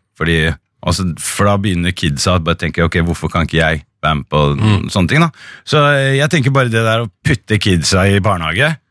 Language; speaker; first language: Norwegian; early bilingual, other home language; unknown